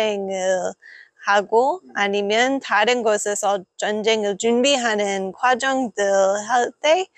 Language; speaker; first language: Korean; non-native, fluent; English